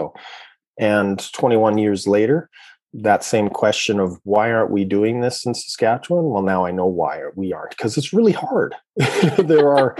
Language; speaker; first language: English; native; English